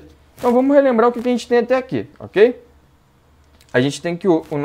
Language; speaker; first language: Portuguese; native; Portuguese